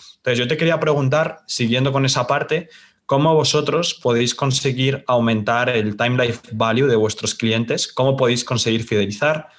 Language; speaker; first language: Spanish; native; Spanish